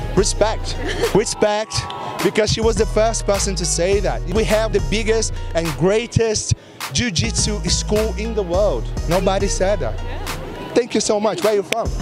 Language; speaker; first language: English; non-native, fluent; Portuguese